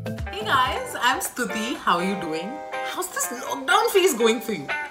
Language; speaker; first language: English; non-native, local second language; Hindi